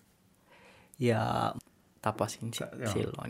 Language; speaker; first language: Finnish; non-native, learner; Tswana